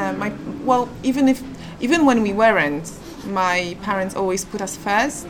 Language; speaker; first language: English; non-native, fluent; Polish